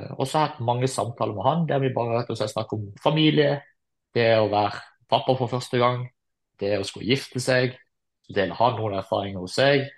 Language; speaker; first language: Norwegian; native; Norwegian